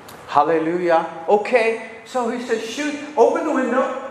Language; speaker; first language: Japanese; non-native, learner; English